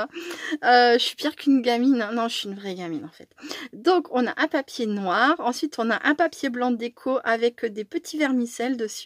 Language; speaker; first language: French; native; French